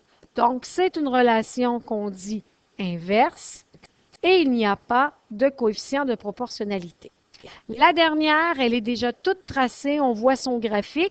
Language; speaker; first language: French; native; French